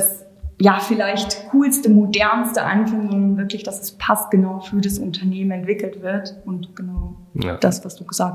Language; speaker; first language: German; native; German